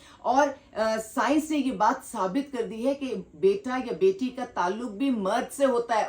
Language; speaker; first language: Urdu; native; Urdu